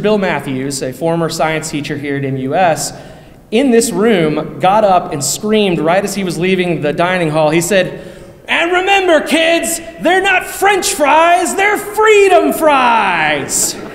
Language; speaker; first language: English; native; English